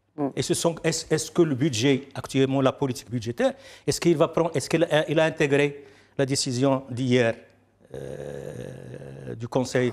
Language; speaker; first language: French; non-native, local second language; Arabic